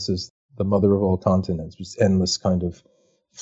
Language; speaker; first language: English; native; English